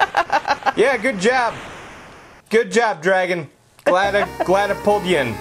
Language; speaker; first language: English; native; English